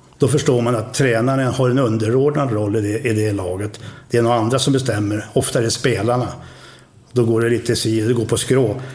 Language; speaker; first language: Swedish; native; Swedish